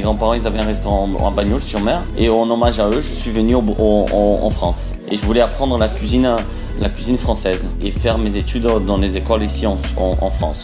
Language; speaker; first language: French; non-native, fluent; Portuguese